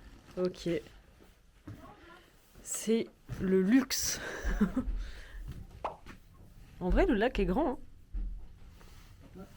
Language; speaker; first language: French; native; French